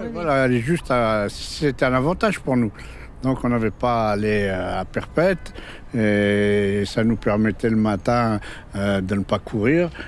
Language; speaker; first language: French; early bilingual, other home language; Kabyle